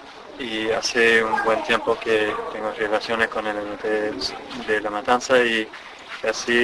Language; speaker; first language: Spanish; non-native, fluent; English